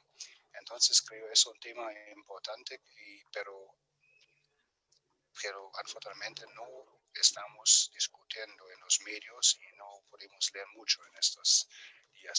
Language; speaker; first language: Spanish; non-native, fluent; German